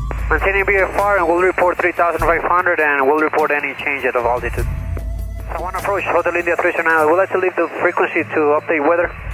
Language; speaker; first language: English; non-native, fluent; Spanish